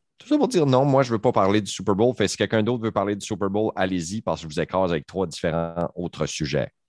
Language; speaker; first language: French; native; French